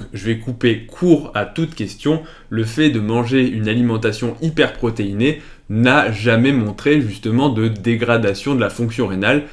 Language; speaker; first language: French; native; French